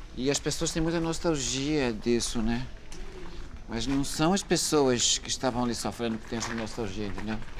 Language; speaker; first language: Portuguese; early bilingual, other home language; English